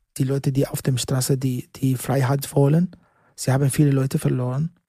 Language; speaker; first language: German; non-native, learner; Arabic